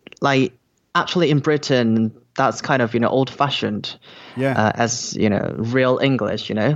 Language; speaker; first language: English; non-native, fluent; Korean